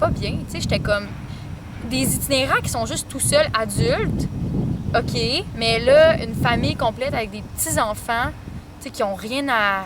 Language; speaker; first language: French; native; French